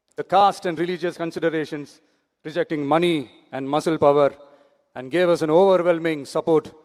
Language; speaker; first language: English; non-native, local second language; Tamil